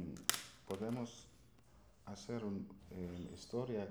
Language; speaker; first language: Spanish; non-native, fluent; English